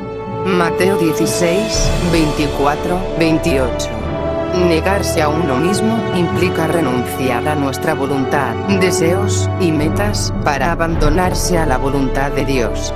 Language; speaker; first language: Spanish; native; Spanish